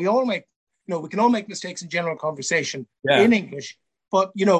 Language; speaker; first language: English; native; English